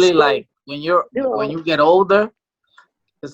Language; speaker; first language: English; native; English